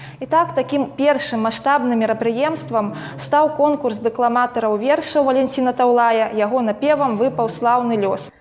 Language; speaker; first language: Belarusian; native; Belarusian